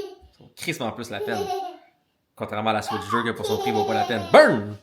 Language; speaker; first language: French; native; French